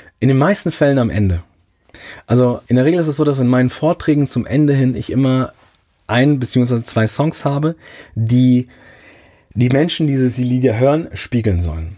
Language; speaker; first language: German; early bilingual, other home language; Italian